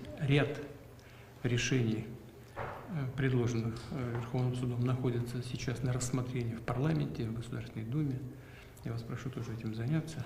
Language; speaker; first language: Russian; native; Russian